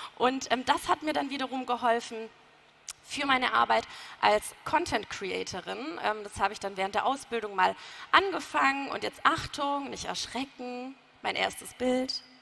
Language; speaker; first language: German; native; German